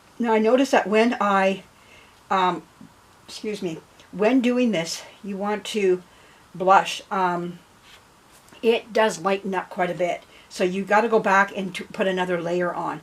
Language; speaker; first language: English; native; English